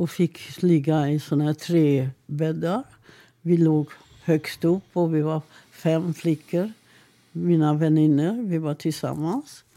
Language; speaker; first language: Swedish; non-native, fluent; Hungarian